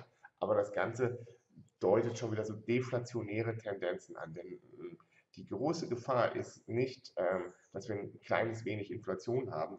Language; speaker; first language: German; native; German